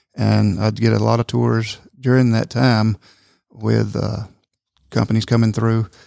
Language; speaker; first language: English; native; English